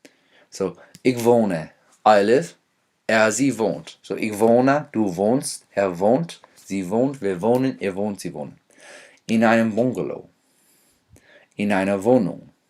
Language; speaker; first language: German; non-native, fluent; English